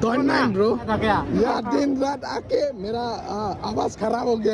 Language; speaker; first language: Hindi; non-native, local second language; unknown